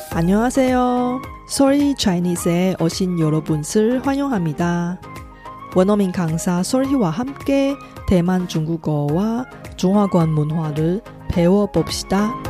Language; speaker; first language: Korean; non-native, fluent; Chinese